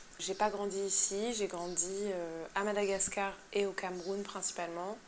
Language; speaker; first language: French; native; French